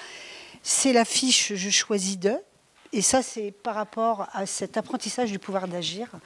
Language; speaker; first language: French; native; French